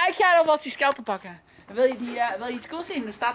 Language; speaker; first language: Dutch; native; Dutch